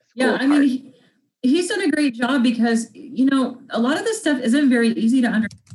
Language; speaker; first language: English; native; English